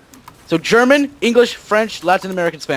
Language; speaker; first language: English; native; English